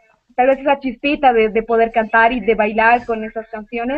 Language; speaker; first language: Spanish; native; Spanish